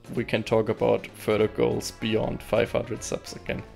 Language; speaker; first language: English; non-native, fluent; German